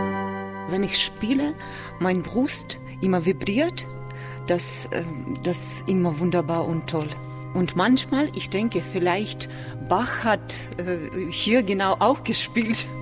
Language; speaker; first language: German; non-native, learner; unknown